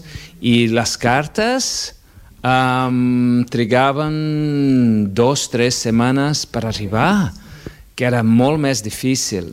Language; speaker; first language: Catalan; non-native, fluent; Portuguese